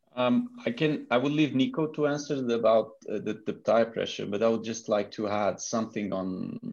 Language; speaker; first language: English; non-native, fluent; Portuguese